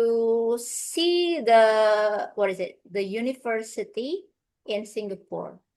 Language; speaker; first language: English; non-native, fluent; Indonesian